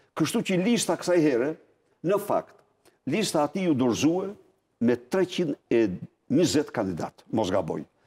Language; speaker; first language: Albanian; native; Albanian